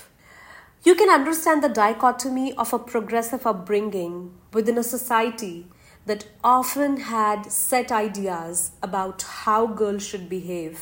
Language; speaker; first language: English; non-native, local second language; Hindi